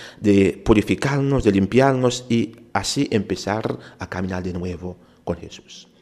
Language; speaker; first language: Spanish; non-native, fluent; Haitian Creole